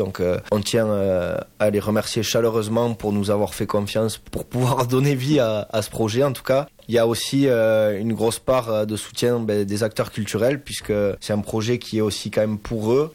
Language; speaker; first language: French; native; French